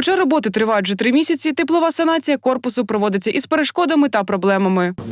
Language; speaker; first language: Ukrainian; native; Ukrainian